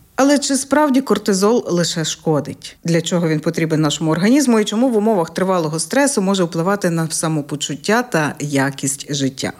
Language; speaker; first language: Ukrainian; native; Ukrainian